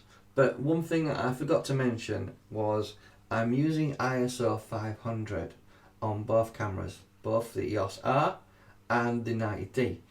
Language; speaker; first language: English; native; English